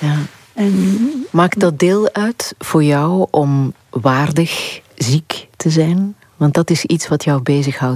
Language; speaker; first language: Dutch; native; Dutch